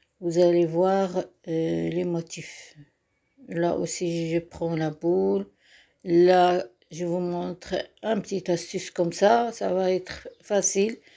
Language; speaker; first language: French; non-native, local second language; Arabic